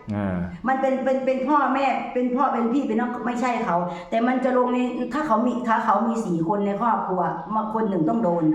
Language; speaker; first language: Thai; non-native, local second language; Northeastern Thai